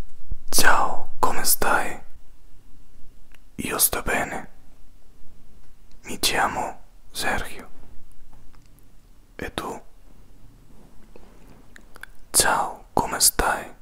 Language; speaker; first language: Italian; non-native, learner; Spanish